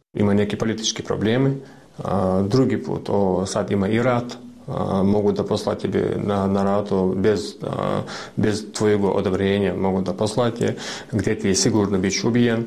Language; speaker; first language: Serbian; non-native, learner; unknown